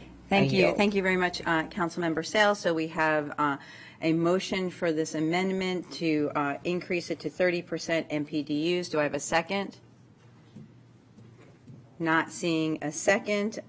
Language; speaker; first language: English; native; English